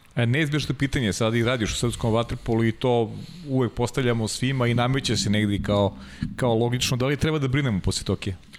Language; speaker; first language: Serbian; native; Serbian